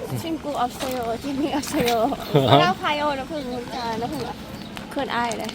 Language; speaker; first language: Korean; non-native, learner; Lao